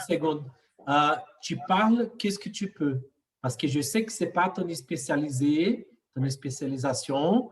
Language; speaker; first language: French; non-native, fluent; Portuguese